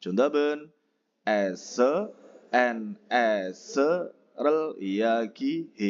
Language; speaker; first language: Korean; non-native, fluent; Indonesian